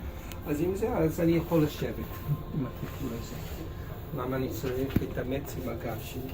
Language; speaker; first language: Hebrew; non-native, fluent; English